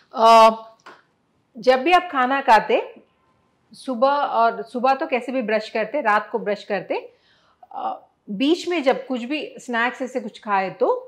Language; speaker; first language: Hindi; non-native, local second language; Telugu